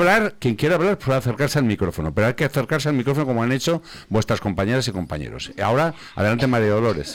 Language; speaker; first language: Spanish; native; Spanish